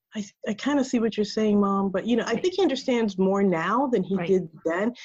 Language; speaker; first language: English; early bilingual, other home language; Spanish